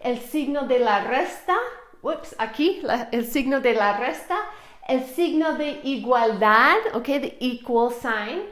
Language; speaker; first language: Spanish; non-native, fluent; English